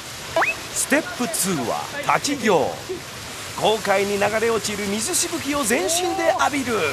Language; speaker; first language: Japanese; native; Japanese